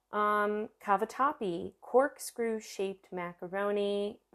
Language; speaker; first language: English; early bilingual, other home language; Italian